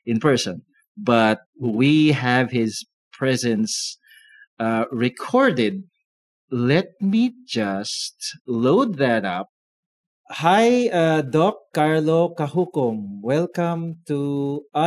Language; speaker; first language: English; non-native, local second language; Filipino